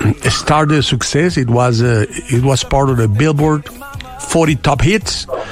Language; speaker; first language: English; non-native, fluent; Spanish